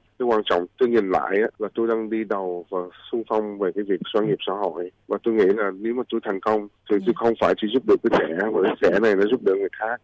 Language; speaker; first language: Vietnamese; early bilingual, heritage; Vietnamese